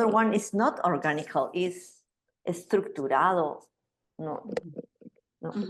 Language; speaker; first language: English; non-native, learner; Spanish